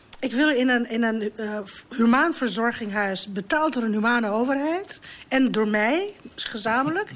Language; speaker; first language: Dutch; non-native, fluent; Romanian